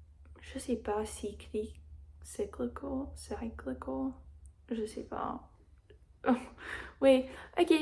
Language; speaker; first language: French; non-native, learner; English